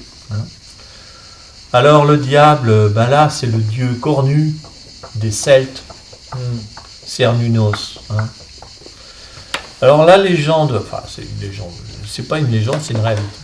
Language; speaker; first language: French; native; French